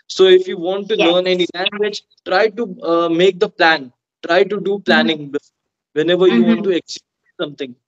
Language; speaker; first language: English; non-native, local second language; Hindi